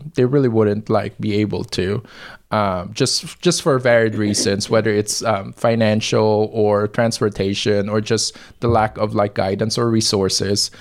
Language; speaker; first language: English; non-native, local second language; Filipino